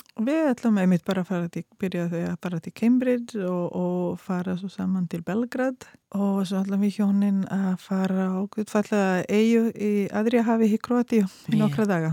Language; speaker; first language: Icelandic; non-native, fluent; Croatian